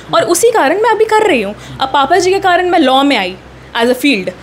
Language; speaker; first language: Hindi; native; Hindi